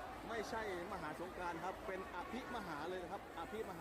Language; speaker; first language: Thai; native; Thai